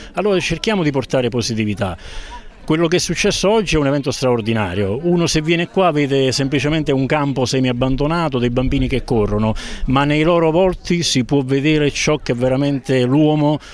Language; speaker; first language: Italian; native; Italian